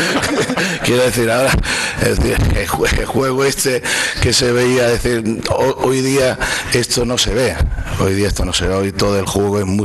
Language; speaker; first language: Spanish; native; Spanish